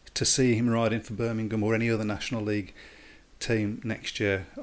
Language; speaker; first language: English; native; English